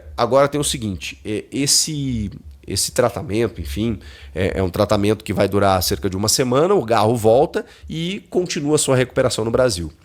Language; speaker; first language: Portuguese; native; Portuguese